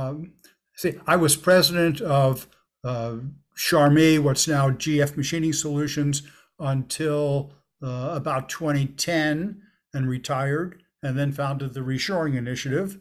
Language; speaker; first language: English; native; English